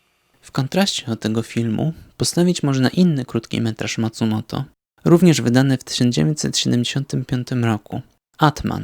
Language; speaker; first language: Polish; native; Polish